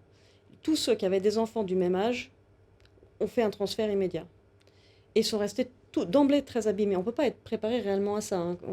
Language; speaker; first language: French; native; French